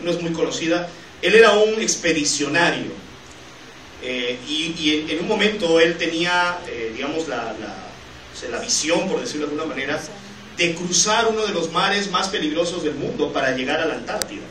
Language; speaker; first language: Spanish; native; Spanish